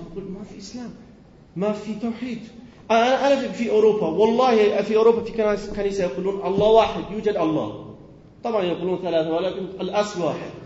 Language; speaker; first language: Arabic; non-native, learner; Persian